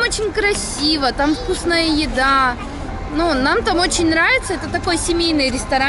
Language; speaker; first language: Russian; native; Russian